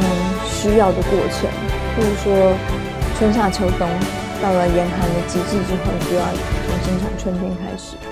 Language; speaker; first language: Chinese; native; Chinese